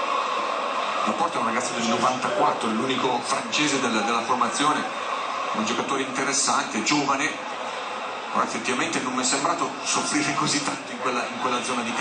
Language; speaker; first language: Italian; native; Italian